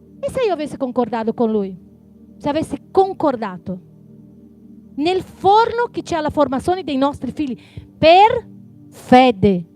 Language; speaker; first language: Italian; non-native, fluent; Portuguese